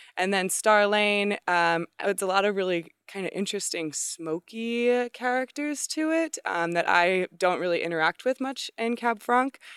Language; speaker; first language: English; native; English